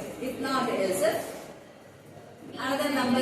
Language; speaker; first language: English; non-native, local second language; Tamil